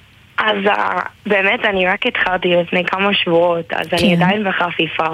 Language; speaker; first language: Hebrew; non-native, learner; English